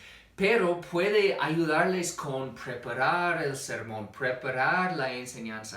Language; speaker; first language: Spanish; non-native, fluent; English